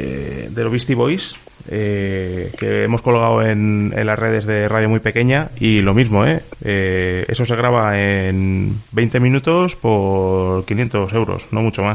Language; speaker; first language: Spanish; native; Spanish